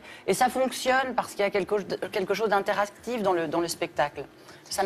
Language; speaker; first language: French; native; French